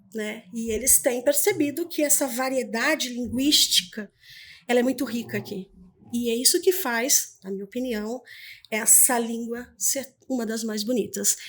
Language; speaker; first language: Portuguese; native; Portuguese